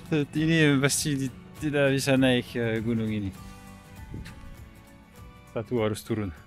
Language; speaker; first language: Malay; non-native, learner; French